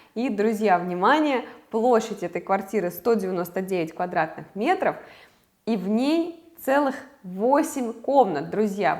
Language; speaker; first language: Russian; native; Russian